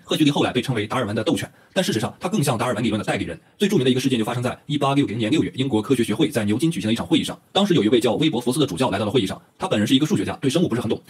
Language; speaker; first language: Chinese; native; Chinese